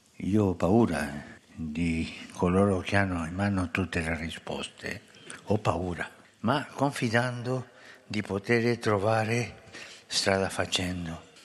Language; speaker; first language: Italian; non-native, fluent; Spanish